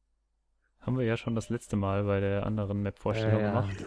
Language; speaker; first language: German; native; German